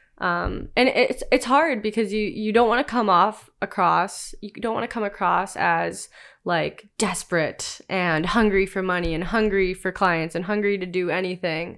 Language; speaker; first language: English; native; English